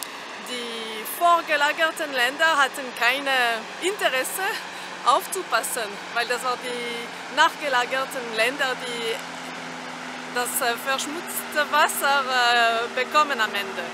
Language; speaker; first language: German; non-native, fluent; French